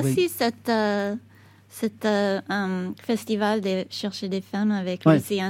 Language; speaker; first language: French; non-native, learner; English